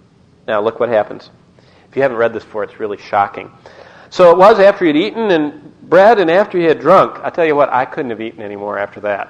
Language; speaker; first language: English; native; English